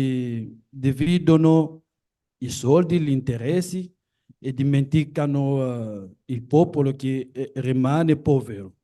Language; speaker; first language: Italian; non-native, learner; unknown